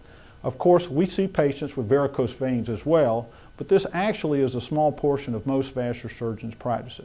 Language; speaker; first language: English; native; English